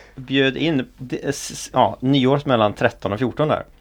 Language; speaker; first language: Swedish; native; Swedish